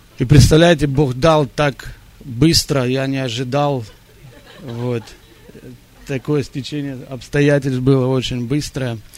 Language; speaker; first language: Russian; early bilingual, heritage; Russian